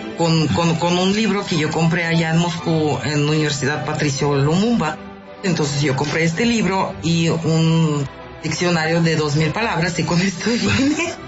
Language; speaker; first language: Spanish; non-native, fluent; Russian